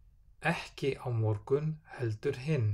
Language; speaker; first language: Icelandic; non-native, fluent; English